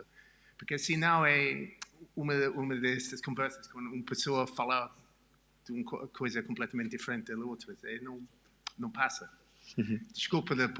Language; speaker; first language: Portuguese; non-native, learner; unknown